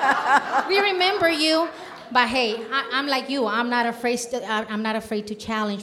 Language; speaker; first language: English; non-native, fluent; Spanish